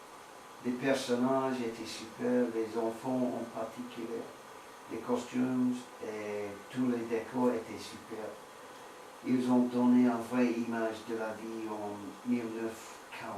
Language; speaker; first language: French; non-native, learner; English